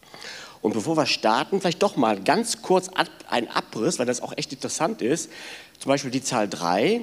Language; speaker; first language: German; native; German